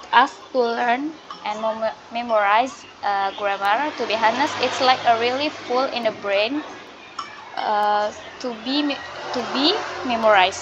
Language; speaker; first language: English; non-native, learner; Indonesian